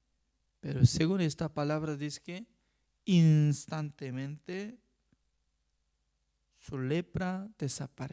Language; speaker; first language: Spanish; non-native, fluent; Korean